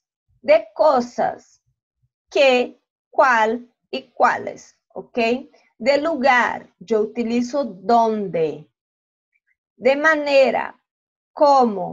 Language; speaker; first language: Spanish; non-native, fluent; Portuguese